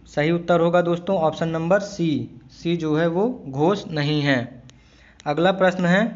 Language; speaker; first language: Hindi; native; Hindi